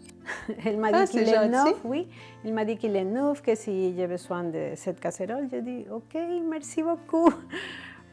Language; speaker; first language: French; non-native, fluent; Spanish